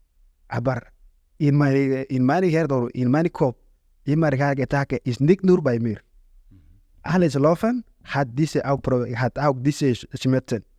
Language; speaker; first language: German; non-native, learner; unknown